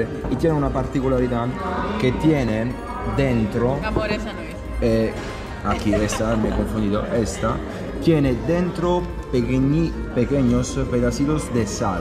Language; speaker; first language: Spanish; non-native, fluent; Italian